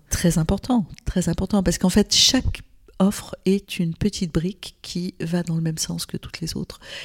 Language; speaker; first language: French; non-native, local second language; Arabic